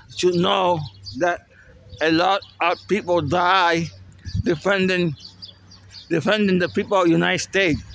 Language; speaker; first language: English; non-native, fluent; Spanish